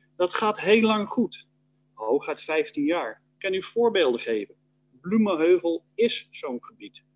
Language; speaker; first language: Dutch; native; Dutch